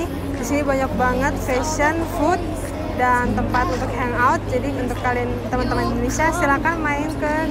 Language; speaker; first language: Indonesian; non-native, fluent; Japanese